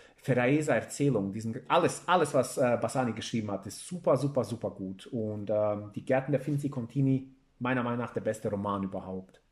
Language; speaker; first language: German; early bilingual, other home language; Bosnian